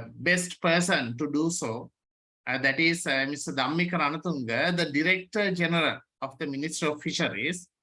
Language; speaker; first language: English; non-native, local second language; Sinhala